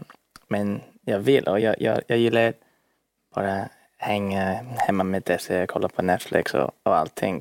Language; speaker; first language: Swedish; early bilingual, heritage; English